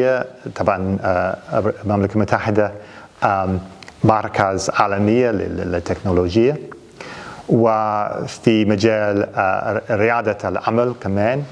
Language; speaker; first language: Arabic; non-native, fluent; English